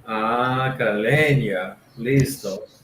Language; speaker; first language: Spanish; non-native, learner; English